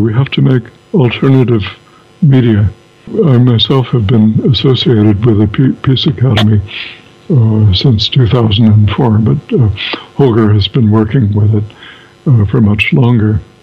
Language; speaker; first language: English; native; English